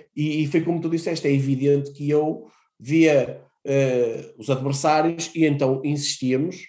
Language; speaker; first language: Portuguese; native; Portuguese